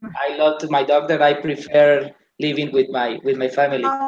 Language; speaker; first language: English; non-native, learner; Spanish